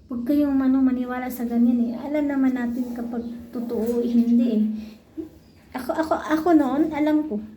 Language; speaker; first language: Filipino; native; Filipino